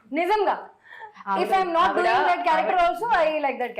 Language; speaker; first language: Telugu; non-native, local second language; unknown